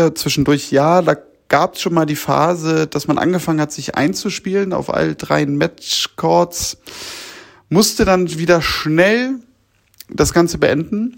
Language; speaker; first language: German; native; German